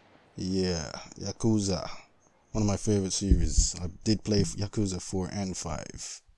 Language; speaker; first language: English; native; English